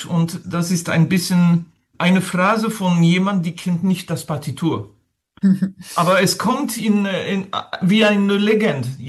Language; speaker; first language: German; non-native, learner; French